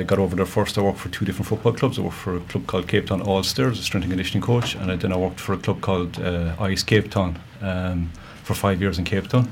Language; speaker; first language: English; native; English